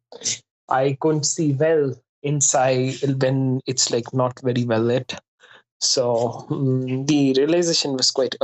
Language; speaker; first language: English; non-native, local second language; Hindi